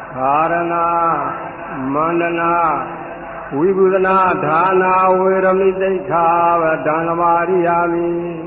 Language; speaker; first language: Burmese; native; Burmese